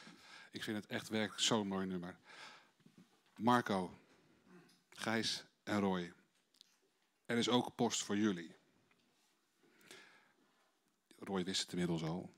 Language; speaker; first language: Dutch; native; Dutch